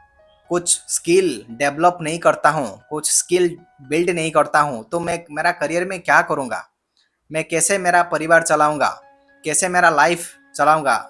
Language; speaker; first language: Hindi; non-native, local second language; Odia